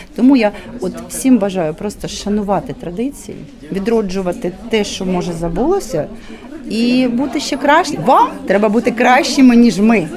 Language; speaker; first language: Ukrainian; native; Ukrainian